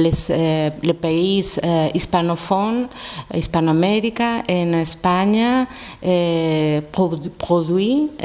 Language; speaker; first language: French; non-native, learner; Spanish